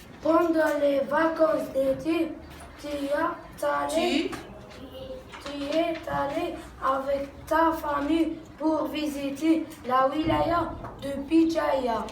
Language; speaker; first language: French; non-native, learner; Arabic